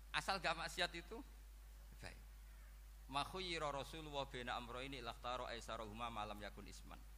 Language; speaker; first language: Indonesian; non-native, local second language; Javanese